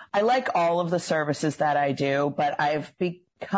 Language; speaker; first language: English; native; English